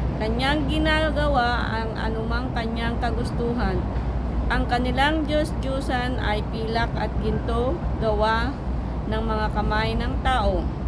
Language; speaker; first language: Filipino; non-native, local second language; Iloko